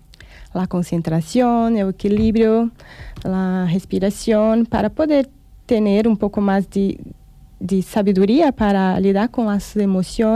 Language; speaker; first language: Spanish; non-native, fluent; Portuguese